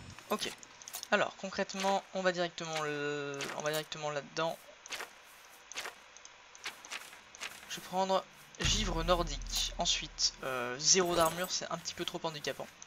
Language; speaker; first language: French; native; French